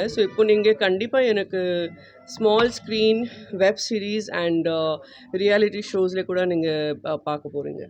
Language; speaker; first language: Tamil; non-native, fluent; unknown